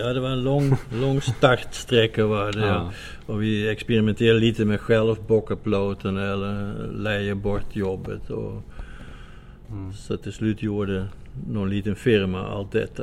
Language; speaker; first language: Swedish; non-native, fluent; Dutch